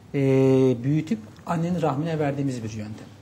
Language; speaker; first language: Turkish; native; Turkish